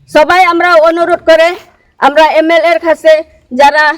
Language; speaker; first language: Bangla; non-native, local second language; Khasi